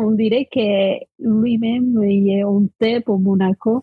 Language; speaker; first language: French; non-native, fluent; Spanish